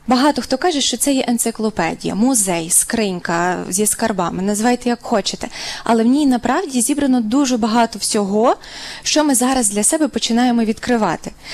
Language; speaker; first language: Ukrainian; native; Ukrainian